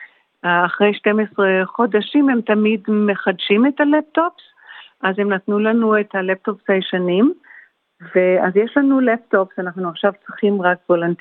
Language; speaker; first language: Hebrew; early bilingual, heritage; Hebrew